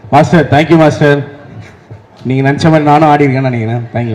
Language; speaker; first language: Tamil; native; Tamil